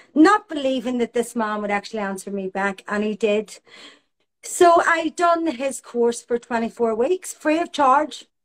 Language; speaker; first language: English; native; English